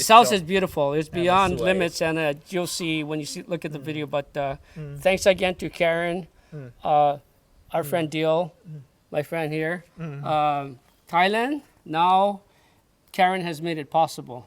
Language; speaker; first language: English; non-native, learner; Thai